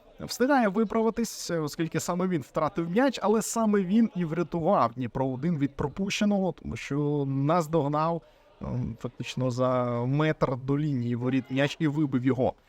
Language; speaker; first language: Ukrainian; native; Ukrainian